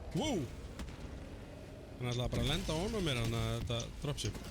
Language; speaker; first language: Icelandic; native; Icelandic